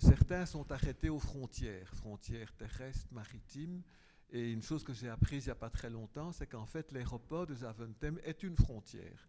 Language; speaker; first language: French; native; French